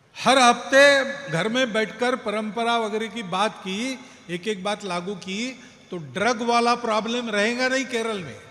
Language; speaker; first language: Hindi; non-native, local second language; Marathi